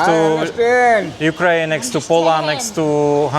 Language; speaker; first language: English; non-native, learner; Slovak